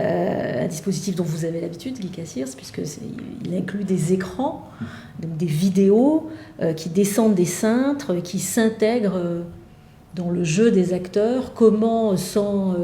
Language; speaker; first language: French; native; French